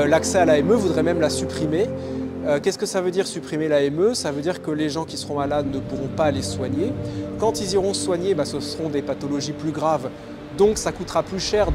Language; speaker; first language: French; native; French